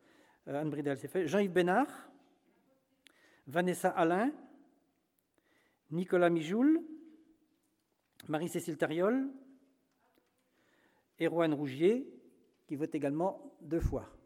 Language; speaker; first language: French; native; French